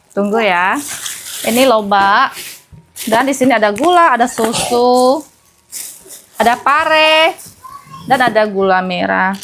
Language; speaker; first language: Indonesian; native; Indonesian